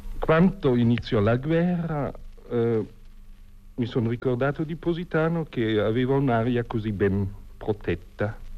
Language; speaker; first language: Italian; non-native, fluent; German